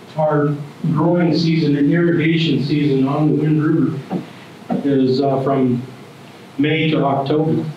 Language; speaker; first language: English; native; English